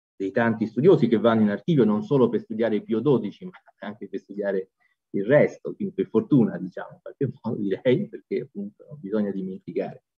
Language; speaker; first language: Italian; native; Italian